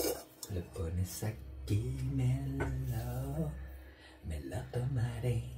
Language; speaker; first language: Spanish; early bilingual, other home language; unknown